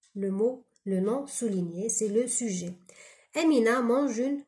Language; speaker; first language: French; non-native, local second language; Arabic